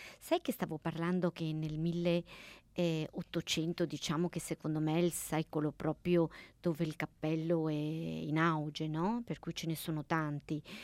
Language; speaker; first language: Italian; native; Italian